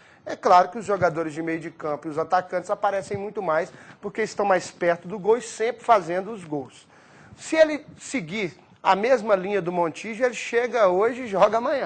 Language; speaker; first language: Portuguese; native; Portuguese